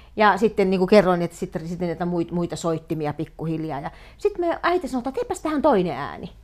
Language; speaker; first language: Finnish; native; Finnish